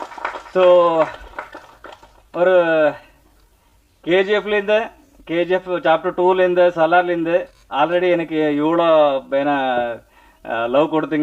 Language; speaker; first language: Tamil; non-native, learner; Kannada